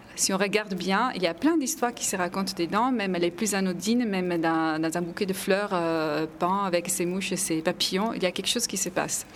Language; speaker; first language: French; non-native, fluent; Italian